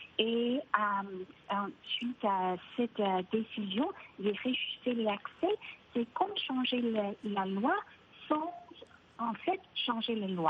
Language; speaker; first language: French; non-native, fluent; Spanish